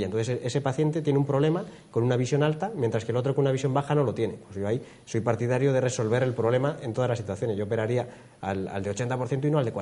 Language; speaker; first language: Spanish; native; Spanish